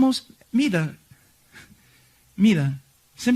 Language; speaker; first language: Spanish; non-native, fluent; English